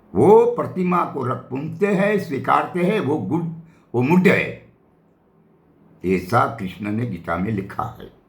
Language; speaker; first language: Hindi; non-native, local second language; Gujarati